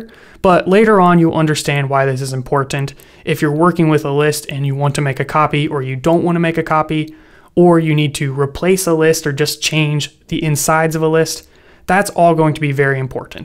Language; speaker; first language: English; native; English